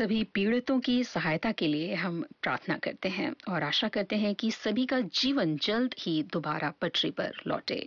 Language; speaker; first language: Hindi; native; Hindi